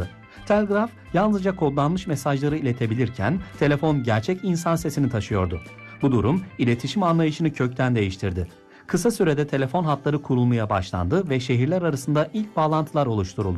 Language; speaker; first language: Turkish; native; Turkish